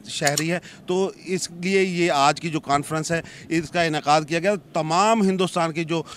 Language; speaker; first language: Hindi; native; Hindi